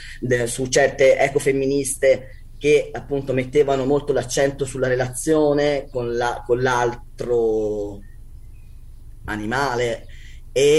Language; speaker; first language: Italian; native; Italian